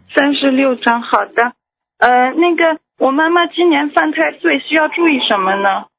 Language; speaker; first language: Chinese; early bilingual, other home language; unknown